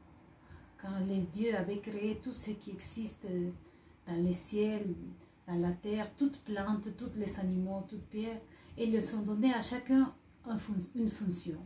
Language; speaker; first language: French; non-native, fluent; Spanish